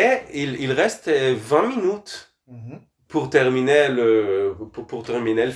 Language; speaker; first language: French; non-native, fluent; Hebrew